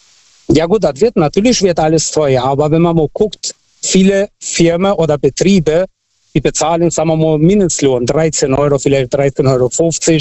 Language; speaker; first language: German; early bilingual, other home language; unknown